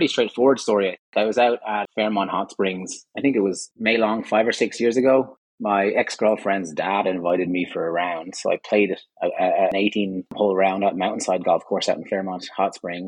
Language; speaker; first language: English; native; English